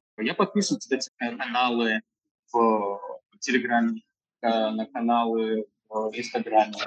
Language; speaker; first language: Russian; native; Russian